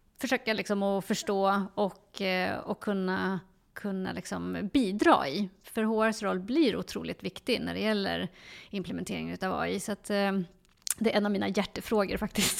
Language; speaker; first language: Swedish; native; Swedish